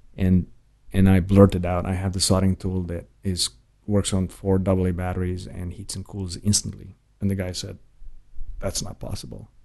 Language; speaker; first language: English; non-native, fluent; Romanian